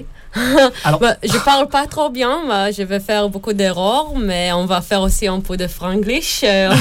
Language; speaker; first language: French; non-native, learner; Hebrew